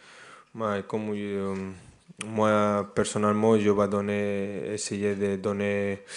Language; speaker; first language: French; non-native, fluent; Spanish